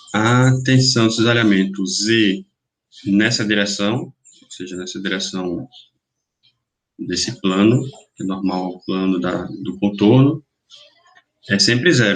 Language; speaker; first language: Portuguese; native; Portuguese